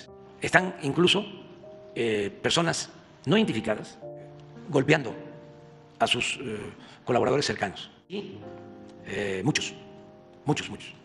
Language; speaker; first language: Spanish; native; Spanish